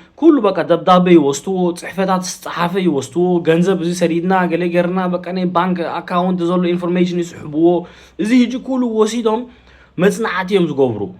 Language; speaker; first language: Tigrinya; early bilingual, heritage; Tigrinya